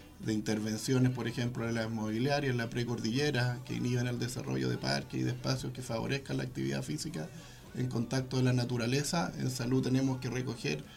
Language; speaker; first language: Spanish; native; Spanish